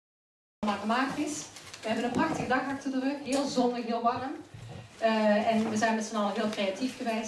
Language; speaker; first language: Dutch; native; Dutch